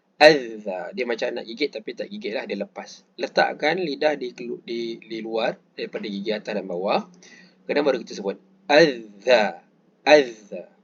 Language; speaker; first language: Malay; native; Malay